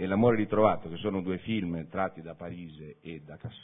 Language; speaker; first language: Italian; native; Italian